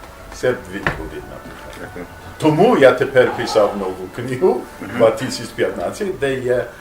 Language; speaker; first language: Ukrainian; non-native, learner; English